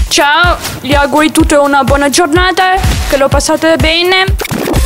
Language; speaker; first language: Italian; early bilingual, other home language; Albanian